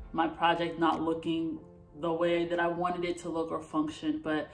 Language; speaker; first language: English; native; English